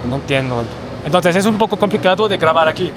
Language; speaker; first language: Spanish; non-native, learner; French